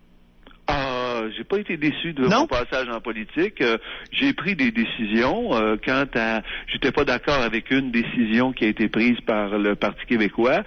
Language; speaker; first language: French; native; French